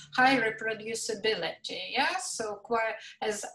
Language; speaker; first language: English; non-native, fluent; Latvian